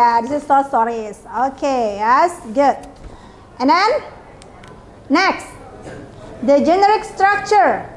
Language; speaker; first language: English; non-native, fluent; Indonesian